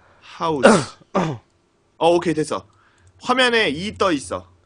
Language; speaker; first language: Korean; native; Korean